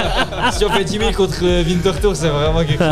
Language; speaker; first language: French; native; French